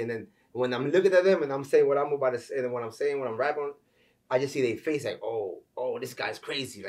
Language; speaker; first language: English; early bilingual, other home language; Spanish